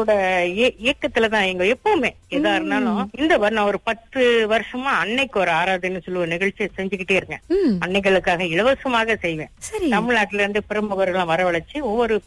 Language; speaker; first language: Tamil; early bilingual, heritage; Tamil